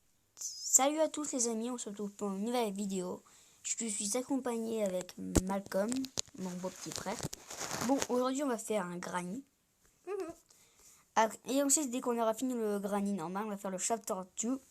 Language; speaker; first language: French; native; French